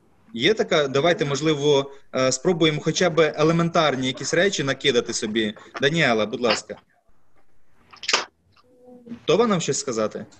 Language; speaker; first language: Ukrainian; native; Ukrainian